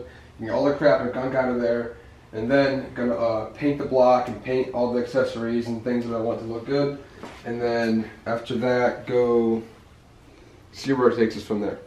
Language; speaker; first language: English; native; English